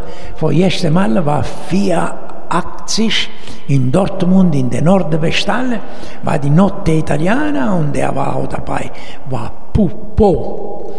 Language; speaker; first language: German; non-native, learner; Italian